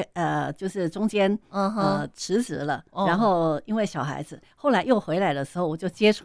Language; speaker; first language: Chinese; non-native, local second language; Min Nan Chinese